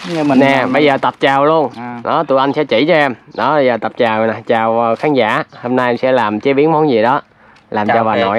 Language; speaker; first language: Vietnamese; native; Vietnamese